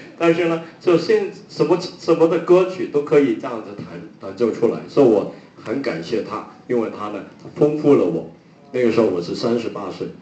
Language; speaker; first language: Chinese; non-native, local second language; Cantonese